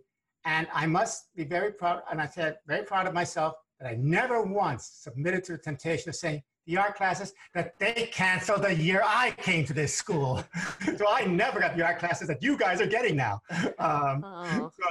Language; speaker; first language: English; early bilingual, other home language; Spanish